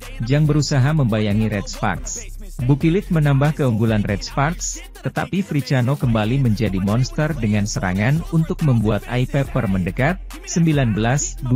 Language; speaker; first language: Indonesian; native; Indonesian